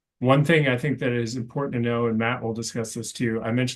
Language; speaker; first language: English; native; English